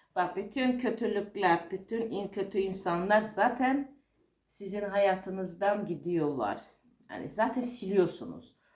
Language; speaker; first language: Turkish; non-native, fluent; Russian